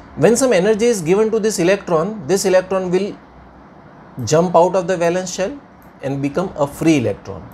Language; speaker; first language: English; non-native, local second language; Gujarati